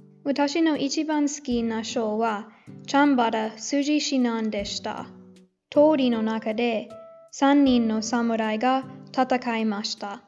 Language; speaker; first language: Japanese; non-native, learner; English